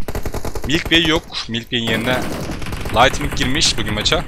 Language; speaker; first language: Turkish; native; Turkish